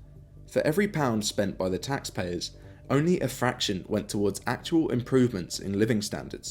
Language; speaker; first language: English; native; English